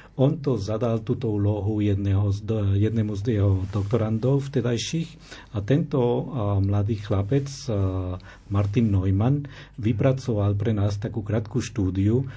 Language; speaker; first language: Slovak; non-native, fluent; Spanish